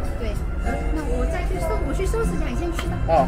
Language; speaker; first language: Chinese; native; Chinese